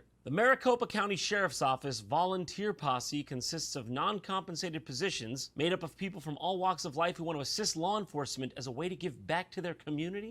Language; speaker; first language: English; native; English